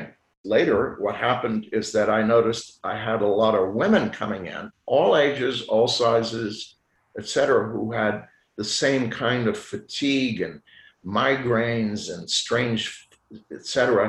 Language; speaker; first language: English; non-native, fluent; French